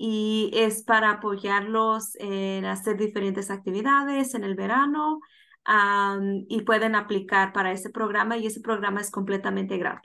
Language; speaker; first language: Spanish; early bilingual, heritage; Spanish